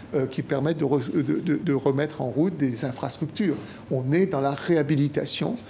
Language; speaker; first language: French; native; French